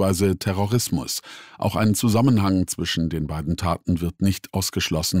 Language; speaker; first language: German; native; German